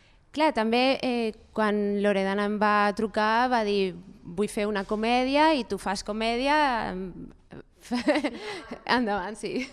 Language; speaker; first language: Catalan; non-native, fluent; Spanish